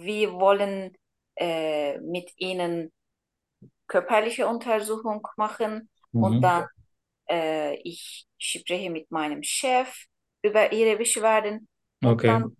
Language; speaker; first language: German; non-native, learner; Turkish